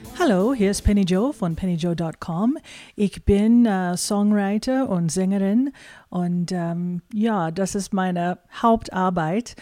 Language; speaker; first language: German; non-native, fluent; English